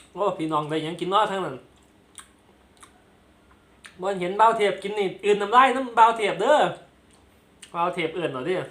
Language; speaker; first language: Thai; non-native, local second language; Lao